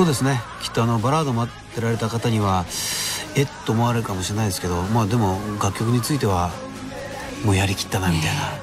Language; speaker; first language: Japanese; native; Japanese